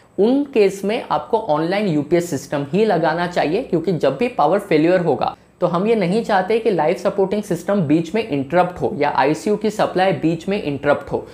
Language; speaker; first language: Hindi; native; Hindi